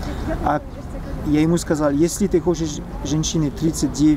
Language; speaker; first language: Russian; non-native, learner; French